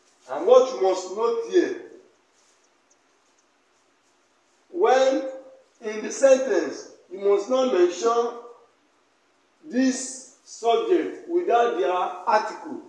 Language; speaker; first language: English; non-native, local second language; Yoruba